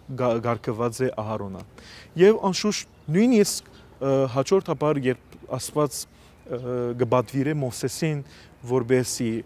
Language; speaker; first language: Armenian; native; Armenian